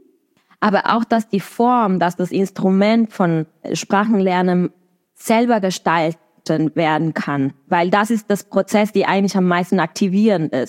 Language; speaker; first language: German; non-native, fluent; Spanish